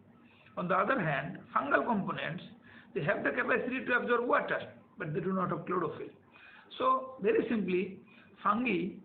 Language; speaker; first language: English; non-native, local second language; Bangla